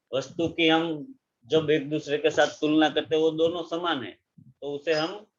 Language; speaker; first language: Hindi; non-native, local second language; Gujarati